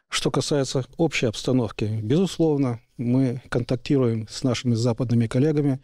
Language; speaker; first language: Russian; native; Russian